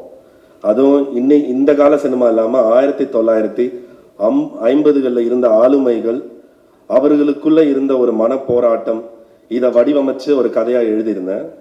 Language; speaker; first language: Tamil; native; Tamil